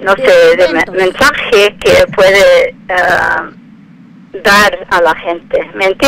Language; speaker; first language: Spanish; non-native, fluent; English